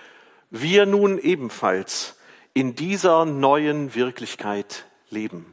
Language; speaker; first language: German; native; German